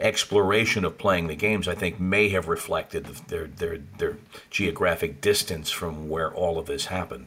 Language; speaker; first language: English; native; English